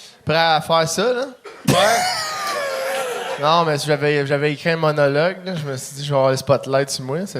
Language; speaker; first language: French; native; French